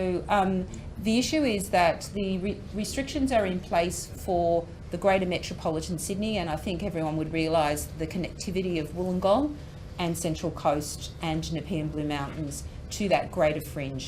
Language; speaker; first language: English; native; English